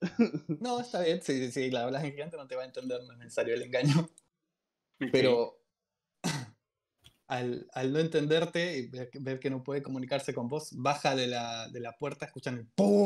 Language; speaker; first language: Spanish; native; Spanish